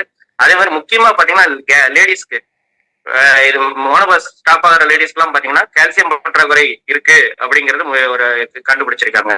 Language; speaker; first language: Tamil; native; Tamil